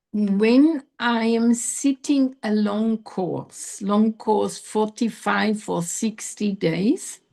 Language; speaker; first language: English; non-native, learner; German